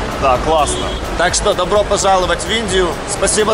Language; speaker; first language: Russian; native; Russian